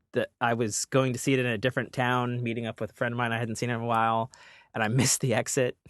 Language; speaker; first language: English; native; English